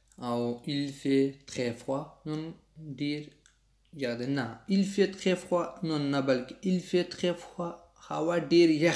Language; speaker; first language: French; non-native, learner; Pashto